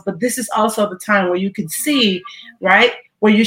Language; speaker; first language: English; native; English